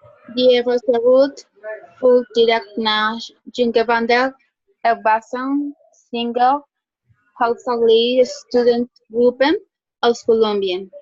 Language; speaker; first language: German; non-native, learner; Spanish